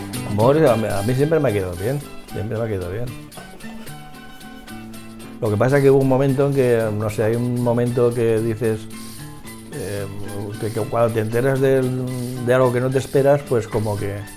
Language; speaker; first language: Spanish; native; Spanish